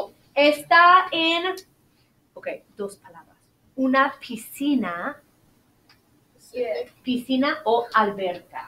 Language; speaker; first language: Spanish; non-native, fluent; English